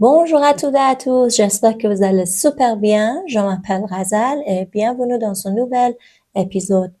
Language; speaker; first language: French; non-native, fluent; Persian